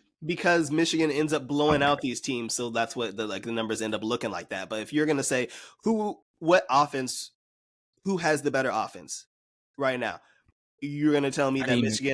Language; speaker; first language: English; native; English